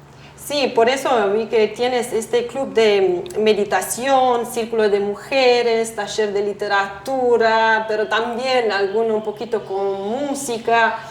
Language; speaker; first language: Spanish; non-native, fluent; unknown